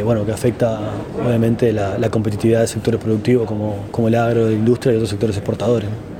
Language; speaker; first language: Spanish; native; Spanish